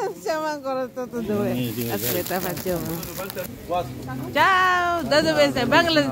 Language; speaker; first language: Italian; non-native, learner; Filipino